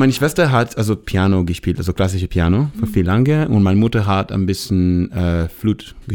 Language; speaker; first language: German; non-native, learner; Hebrew